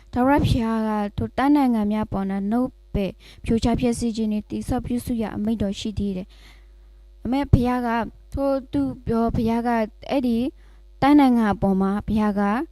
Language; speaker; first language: Burmese; non-native, local second language; S'gaw Karen